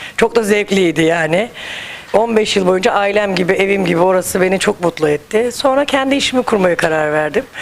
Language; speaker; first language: Turkish; native; Turkish